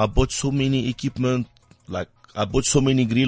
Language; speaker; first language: English; non-native, fluent; French